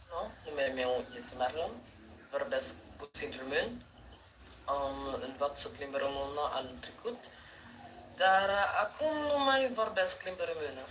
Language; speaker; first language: Romanian; non-native, learner; Filipino